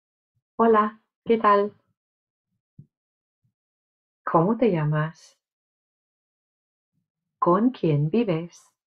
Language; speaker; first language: Spanish; non-native, fluent; English